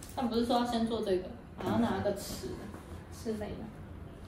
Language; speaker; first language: Chinese; native; Chinese